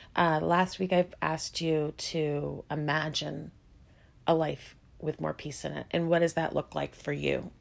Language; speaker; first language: English; native; English